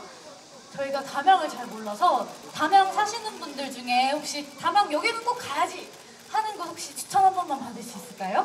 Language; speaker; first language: Korean; non-native, fluent; Japanese